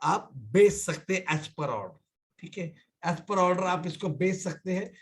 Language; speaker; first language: Hindi; non-native, local second language; Marathi